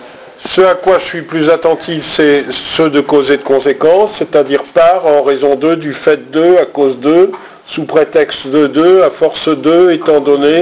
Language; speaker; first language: French; native; French